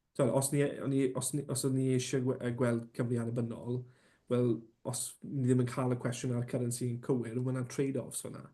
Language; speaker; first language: Welsh; non-native, local second language; English